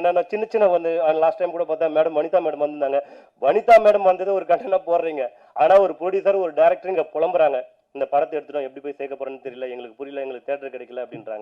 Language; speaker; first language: Tamil; native; Tamil